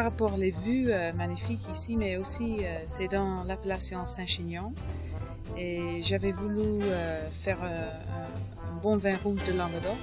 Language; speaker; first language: French; non-native, fluent; English